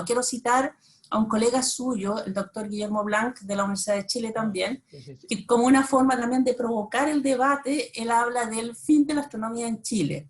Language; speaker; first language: Spanish; native; Spanish